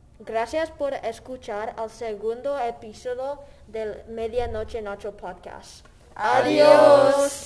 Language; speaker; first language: Spanish; non-native, learner; English